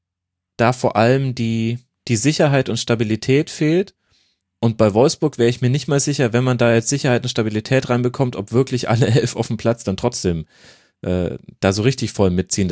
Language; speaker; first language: German; native; German